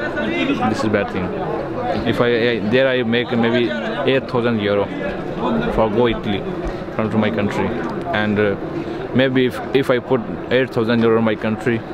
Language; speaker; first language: English; non-native, learner; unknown